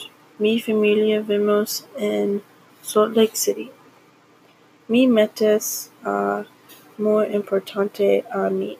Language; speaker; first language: Spanish; non-native, learner; English